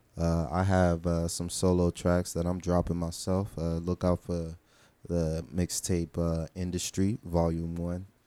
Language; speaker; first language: English; early bilingual, other home language; Haitian Creole